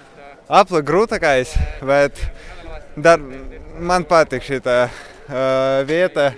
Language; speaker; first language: Latvian; non-native, local second language; Russian